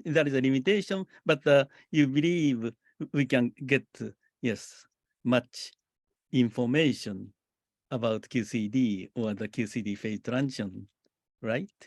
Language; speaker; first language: English; non-native, fluent; Japanese